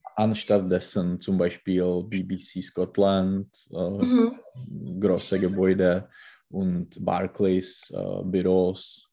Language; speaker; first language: German; non-native, learner; Czech